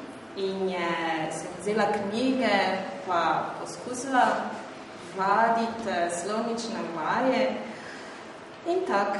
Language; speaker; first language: Slovenian; non-native, fluent; French